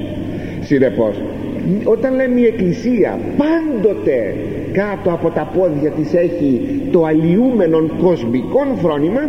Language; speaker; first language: Greek; native; Greek